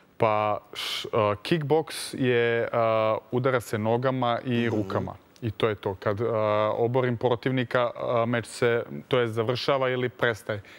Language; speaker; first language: Serbian; early bilingual, heritage; Serbian